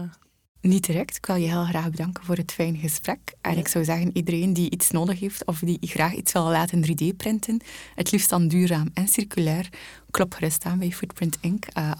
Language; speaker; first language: Dutch; native; Dutch